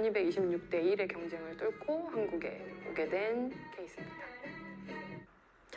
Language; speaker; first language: Korean; native; Korean